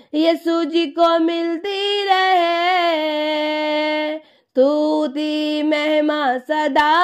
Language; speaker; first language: Hindi; non-native, local second language; Punjabi